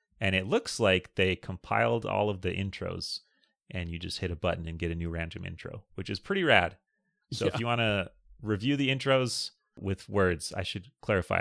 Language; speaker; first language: English; native; English